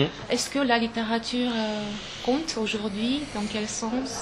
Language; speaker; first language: French; non-native, fluent; Romanian